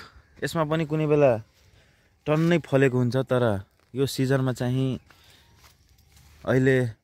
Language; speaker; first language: Nepali; non-native, local second language; Maithili